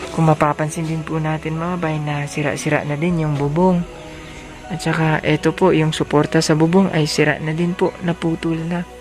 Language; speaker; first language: Filipino; non-native, local second language; Cebuano